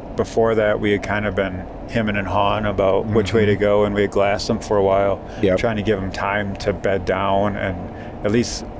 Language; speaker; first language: English; native; English